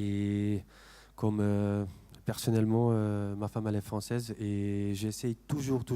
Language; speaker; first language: French; non-native, fluent; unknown